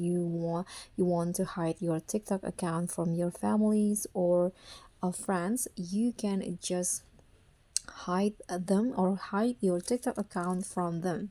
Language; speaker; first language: English; non-native, fluent; Indonesian